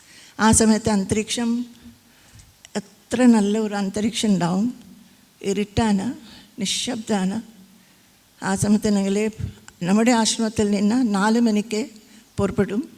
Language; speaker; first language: Malayalam; non-native, fluent; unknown